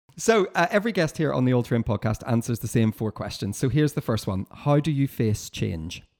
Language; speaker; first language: English; native; English